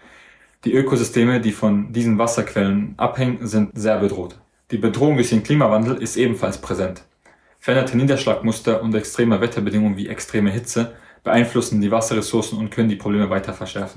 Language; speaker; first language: German; native; German